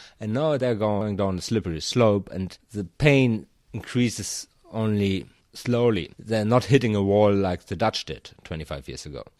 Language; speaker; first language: English; non-native, fluent; German